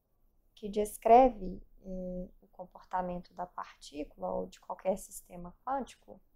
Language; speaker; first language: Portuguese; native; Portuguese